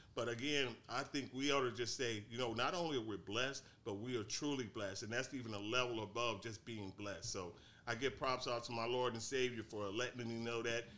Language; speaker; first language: English; native; English